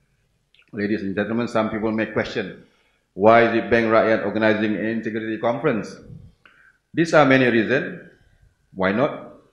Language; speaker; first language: English; non-native, local second language; Malay